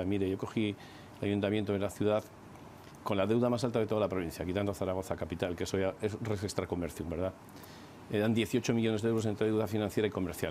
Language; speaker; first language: Spanish; native; Spanish